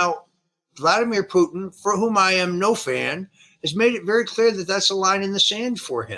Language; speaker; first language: English; native; English